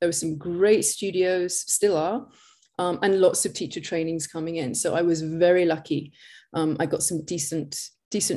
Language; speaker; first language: English; native; English